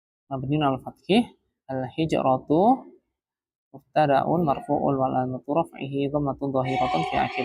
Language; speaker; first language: Arabic; non-native, fluent; Indonesian